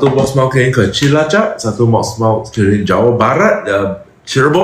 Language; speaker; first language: Indonesian; non-native, fluent; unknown